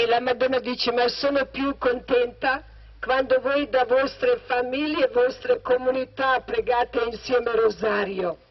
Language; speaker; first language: Italian; non-native, learner; Croatian